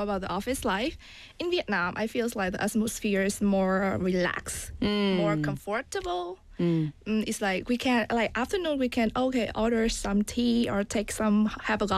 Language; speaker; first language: English; non-native, learner; Vietnamese